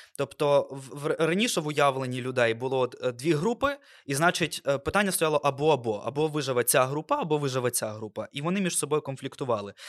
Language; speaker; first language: Ukrainian; non-native, local second language; Russian